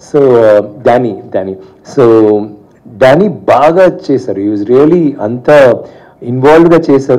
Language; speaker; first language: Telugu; non-native, fluent; Tamil